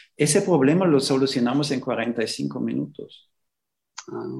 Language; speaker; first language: Spanish; non-native, fluent; German